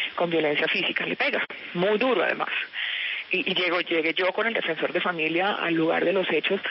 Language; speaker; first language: Spanish; native; Spanish